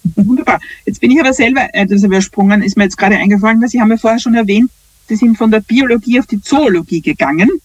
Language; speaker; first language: German; native; German